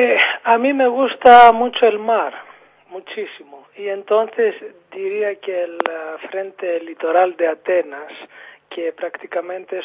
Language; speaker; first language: Spanish; non-native, fluent; Greek